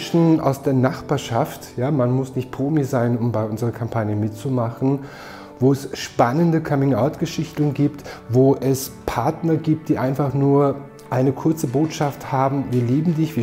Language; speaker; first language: German; native; German